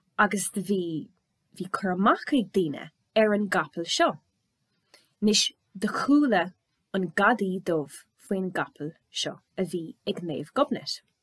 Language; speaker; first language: Irish; native; Irish